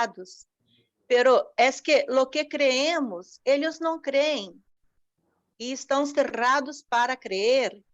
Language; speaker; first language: Spanish; non-native, fluent; Portuguese